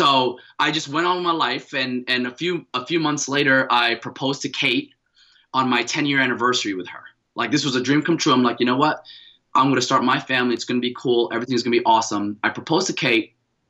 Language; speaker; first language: English; native; English